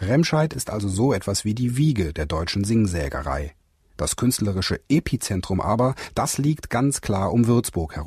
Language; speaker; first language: German; native; German